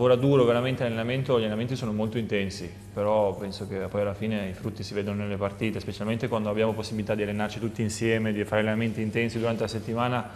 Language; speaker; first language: Italian; non-native, fluent; Albanian